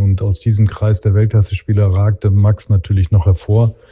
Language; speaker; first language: German; native; German